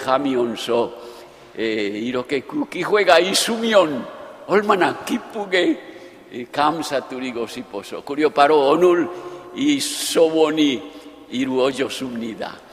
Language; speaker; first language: Korean; non-native, fluent; Japanese